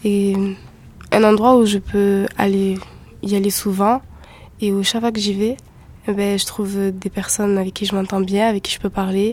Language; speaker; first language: French; native; French